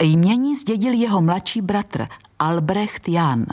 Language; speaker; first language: Czech; native; Czech